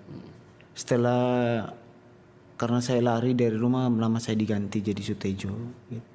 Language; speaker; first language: Indonesian; non-native, local second language; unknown